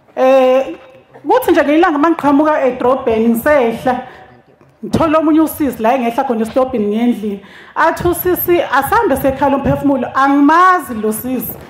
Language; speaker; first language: Zulu; native; Zulu